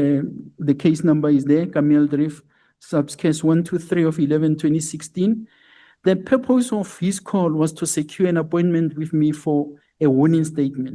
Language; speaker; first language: English; non-native, local second language; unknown